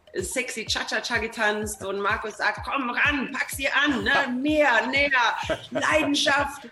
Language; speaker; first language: German; non-native, fluent; Swedish